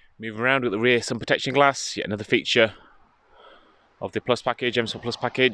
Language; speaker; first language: English; native; English